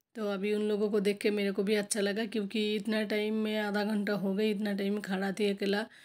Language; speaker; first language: Hindi; non-native, local second language; Bangla